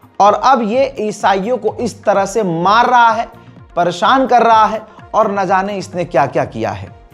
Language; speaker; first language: Hindi; native; Hindi